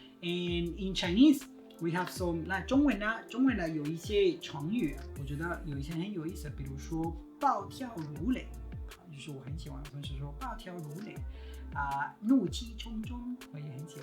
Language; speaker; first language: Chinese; non-native, fluent; Spanish